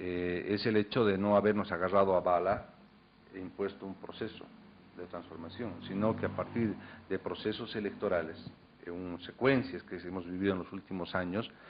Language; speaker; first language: Spanish; native; Spanish